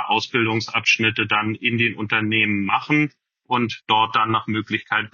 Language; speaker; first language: German; native; German